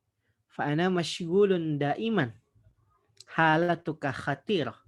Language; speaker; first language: Arabic; non-native, fluent; Indonesian